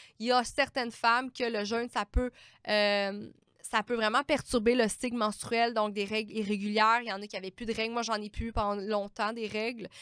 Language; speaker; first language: French; native; French